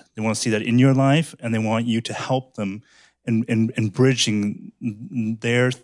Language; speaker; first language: English; early bilingual, other home language; German